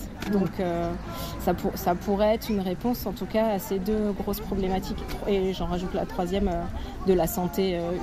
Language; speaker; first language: French; native; French